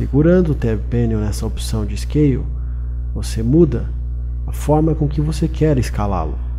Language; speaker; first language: Portuguese; native; Portuguese